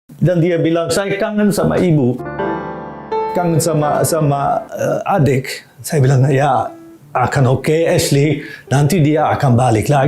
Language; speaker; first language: Indonesian; non-native, fluent; Dutch